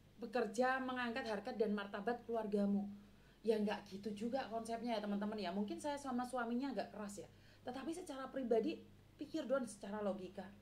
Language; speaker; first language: Indonesian; non-native, local second language; Javanese